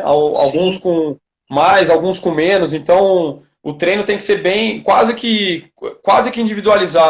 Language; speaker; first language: Portuguese; native; Portuguese